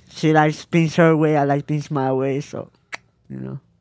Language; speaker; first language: English; early bilingual, other home language; Spanish